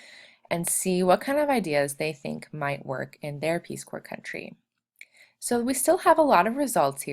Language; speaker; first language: English; native; English